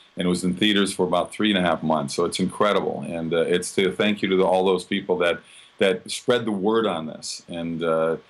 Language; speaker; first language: English; native; English